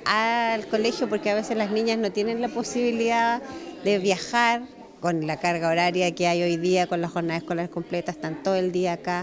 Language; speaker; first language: Spanish; native; Spanish